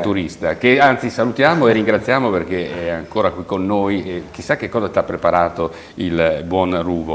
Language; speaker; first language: Italian; native; Italian